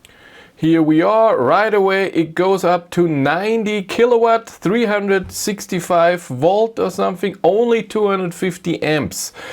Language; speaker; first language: English; non-native, fluent; German